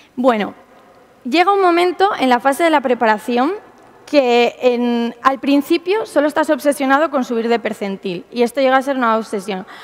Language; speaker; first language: Spanish; native; Spanish